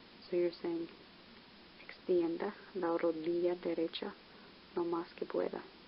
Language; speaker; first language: Spanish; non-native, learner; English